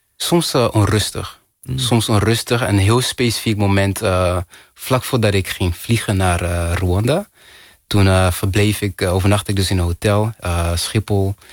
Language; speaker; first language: Dutch; early bilingual, other home language; Kinyarwanda